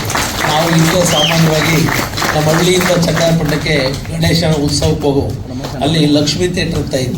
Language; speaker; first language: Kannada; native; Kannada